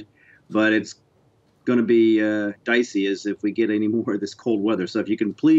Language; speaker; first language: English; native; English